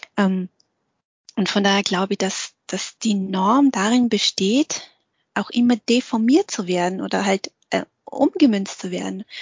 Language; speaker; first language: German; early bilingual, other home language; Vietnamese